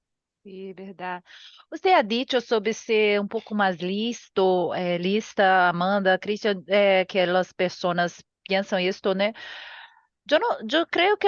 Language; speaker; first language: Spanish; non-native, learner; Portuguese